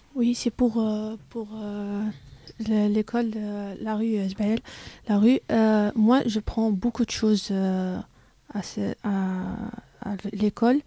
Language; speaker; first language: French; non-native, learner; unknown